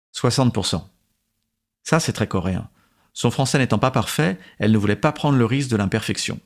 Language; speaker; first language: French; native; French